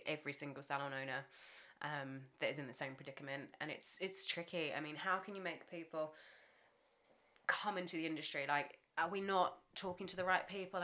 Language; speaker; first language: English; native; English